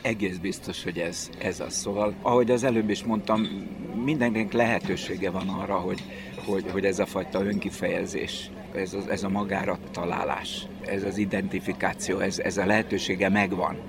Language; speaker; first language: Hungarian; native; Hungarian